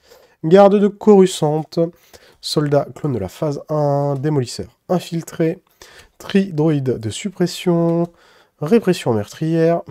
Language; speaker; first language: French; native; French